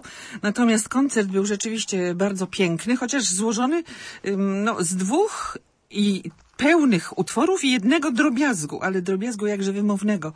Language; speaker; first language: Polish; native; Polish